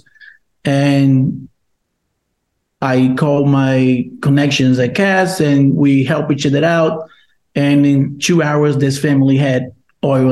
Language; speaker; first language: English; non-native, fluent; Portuguese